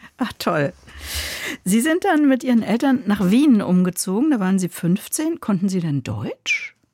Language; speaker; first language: German; native; German